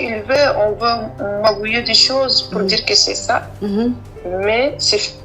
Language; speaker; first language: French; non-native, learner; Arabic